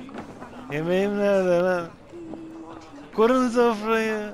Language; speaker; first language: Turkish; native; Turkish